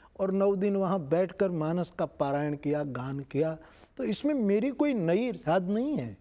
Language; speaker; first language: Hindi; non-native, local second language; Gujarati